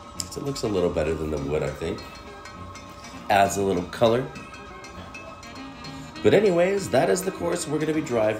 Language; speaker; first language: English; native; English